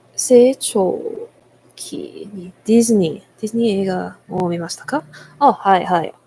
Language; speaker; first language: Japanese; non-native, learner; English